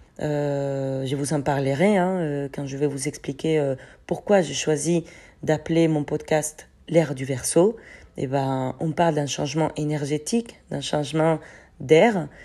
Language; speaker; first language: French; non-native, fluent; Spanish